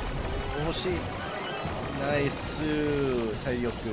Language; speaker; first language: Japanese; non-native, learner; English